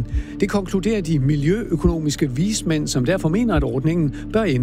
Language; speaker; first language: Danish; native; Danish